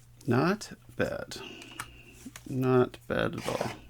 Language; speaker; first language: English; native; English